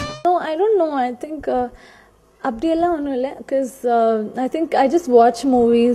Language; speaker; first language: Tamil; non-native, learner; Kannada